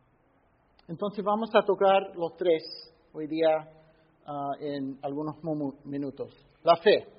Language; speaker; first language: Spanish; non-native, fluent; English